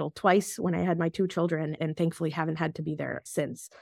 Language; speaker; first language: English; early bilingual, other home language; Russian